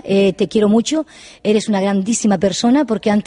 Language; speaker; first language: Spanish; native; Spanish